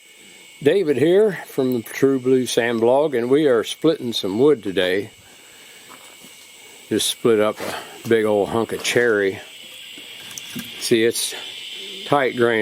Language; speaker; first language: English; native; English